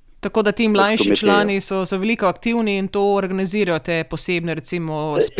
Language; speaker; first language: Slovenian; native; Slovenian